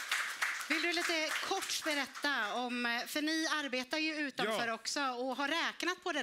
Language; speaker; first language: Swedish; native; Swedish